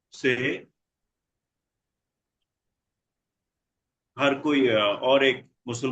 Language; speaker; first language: Hindi; non-native, learner; Bangla